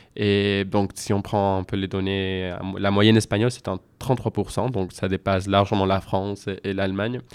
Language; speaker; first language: French; non-native, fluent; Spanish